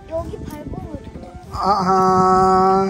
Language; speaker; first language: Korean; early bilingual, other home language; Tibetan